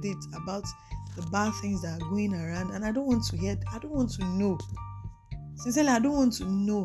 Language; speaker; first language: English; non-native, local second language; Yoruba